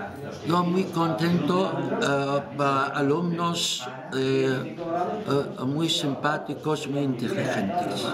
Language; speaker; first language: Spanish; non-native, learner; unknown